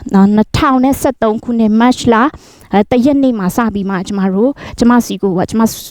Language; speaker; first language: Burmese; non-native, local second language; Shan